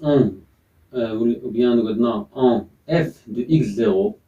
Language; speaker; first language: French; non-native, local second language; Arabic